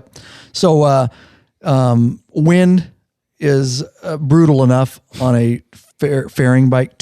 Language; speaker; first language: English; native; English